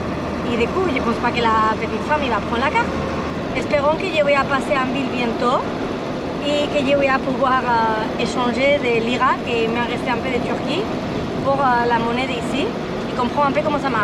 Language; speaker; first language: French; non-native, fluent; Spanish